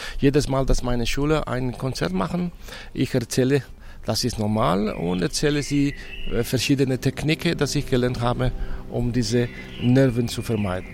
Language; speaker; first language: German; non-native, fluent; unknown